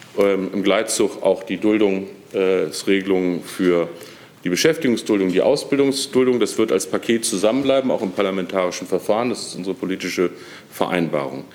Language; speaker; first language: German; native; German